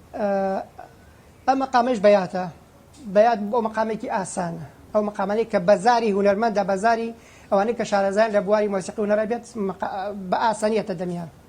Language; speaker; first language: Central Kurdish; native; Central Kurdish